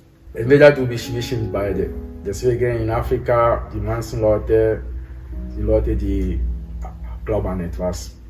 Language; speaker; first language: German; non-native, fluent; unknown